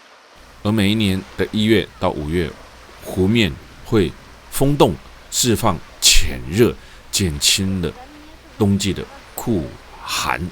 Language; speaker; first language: Chinese; native; Chinese